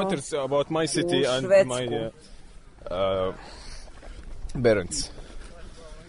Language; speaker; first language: English; non-native, learner; Arabic